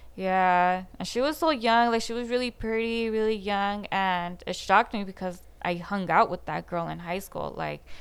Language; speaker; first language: English; native; English